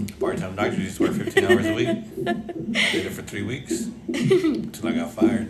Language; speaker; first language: English; early bilingual, other home language; Spanish